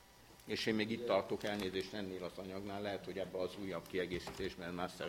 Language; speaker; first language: Hungarian; native; Hungarian